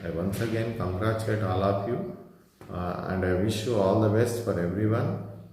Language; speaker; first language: English; non-native, local second language; Telugu